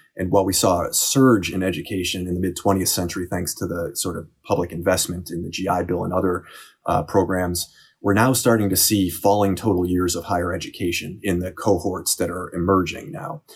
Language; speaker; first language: English; native; English